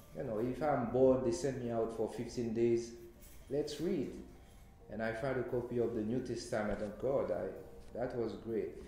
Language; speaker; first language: English; non-native, fluent; Haitian Creole